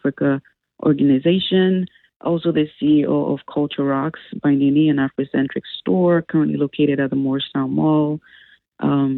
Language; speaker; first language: English; non-native, local second language; Akan